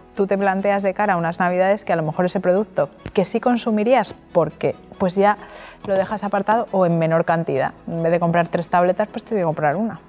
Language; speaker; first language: Spanish; native; Spanish